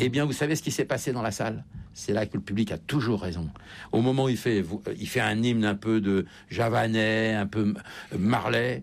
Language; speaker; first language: French; native; French